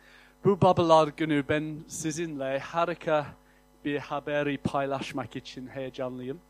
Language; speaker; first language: Turkish; non-native, fluent; English